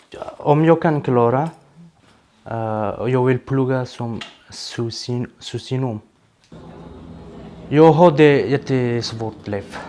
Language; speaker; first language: Swedish; non-native, fluent; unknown